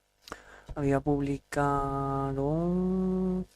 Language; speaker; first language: Spanish; non-native, learner; English